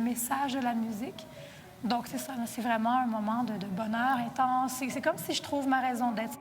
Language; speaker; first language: French; non-native, fluent; Portuguese